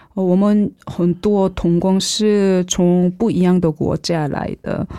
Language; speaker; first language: Chinese; non-native, fluent; Korean